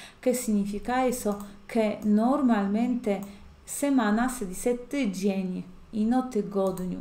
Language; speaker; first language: Spanish; non-native, fluent; Polish